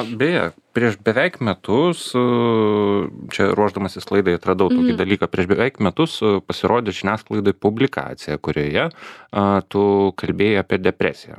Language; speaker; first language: Lithuanian; native; Lithuanian